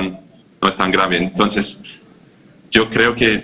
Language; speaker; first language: Spanish; non-native, fluent; English